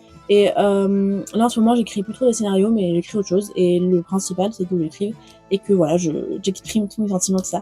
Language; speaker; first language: French; native; French